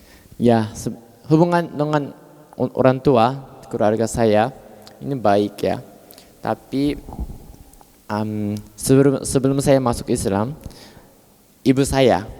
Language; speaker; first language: Indonesian; non-native, fluent; Japanese